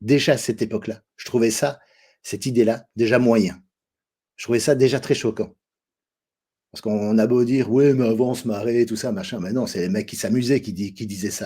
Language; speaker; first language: French; native; French